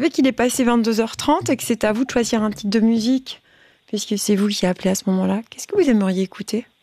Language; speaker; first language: French; native; French